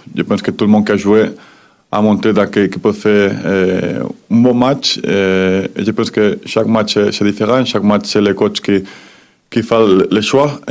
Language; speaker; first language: French; non-native, fluent; Spanish